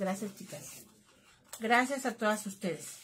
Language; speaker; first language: Spanish; native; Spanish